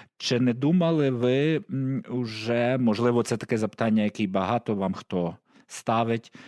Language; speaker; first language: Ukrainian; native; Ukrainian